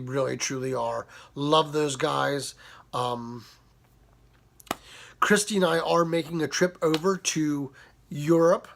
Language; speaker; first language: English; native; English